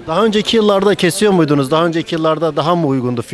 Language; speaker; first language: Turkish; native; Turkish